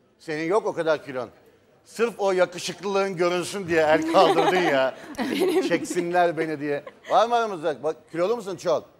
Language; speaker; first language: Turkish; native; Turkish